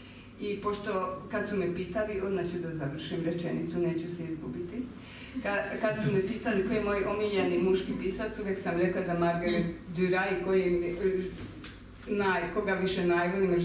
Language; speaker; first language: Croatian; non-native, local second language; Hungarian